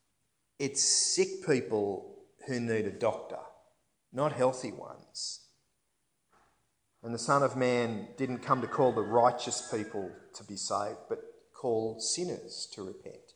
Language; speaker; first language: English; native; English